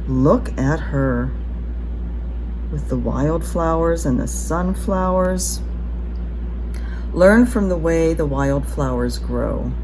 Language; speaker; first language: English; native; English